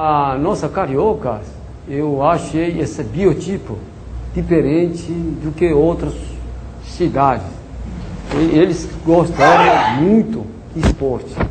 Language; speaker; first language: Portuguese; non-native, learner; Korean